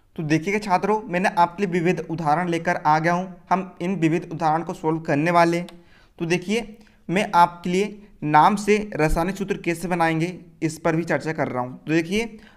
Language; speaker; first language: Hindi; native; Hindi